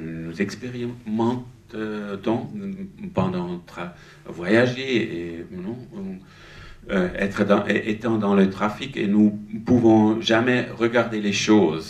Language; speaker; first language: French; non-native, learner; German